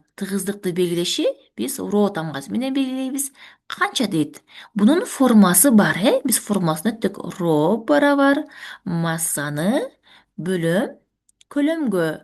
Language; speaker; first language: Kyrgyz; native; Kyrgyz